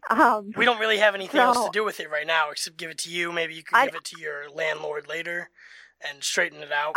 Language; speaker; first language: English; native; English